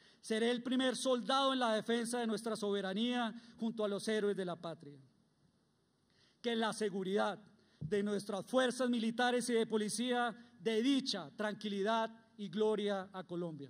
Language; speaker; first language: Spanish; native; Spanish